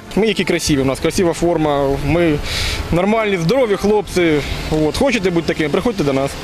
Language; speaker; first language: Ukrainian; non-native, local second language; Russian